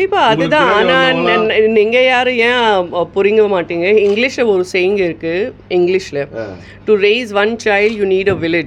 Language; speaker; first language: Tamil; non-native, local second language; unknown